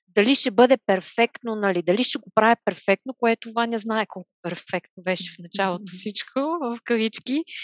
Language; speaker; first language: Bulgarian; native; Bulgarian